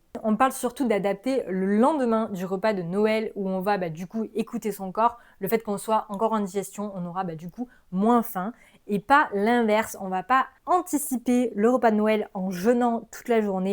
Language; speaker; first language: French; native; French